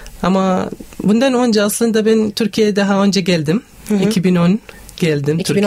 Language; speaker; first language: Turkish; non-native, learner; Arabic